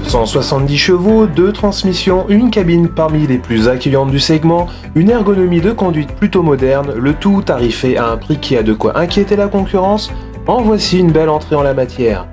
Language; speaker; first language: French; native; French